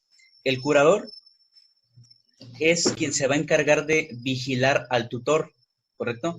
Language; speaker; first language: Spanish; native; Spanish